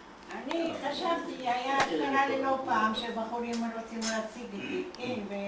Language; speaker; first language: Hebrew; non-native, fluent; Hungarian